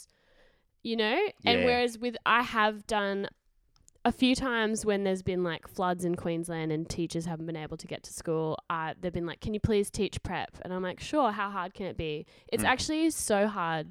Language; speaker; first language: English; native; English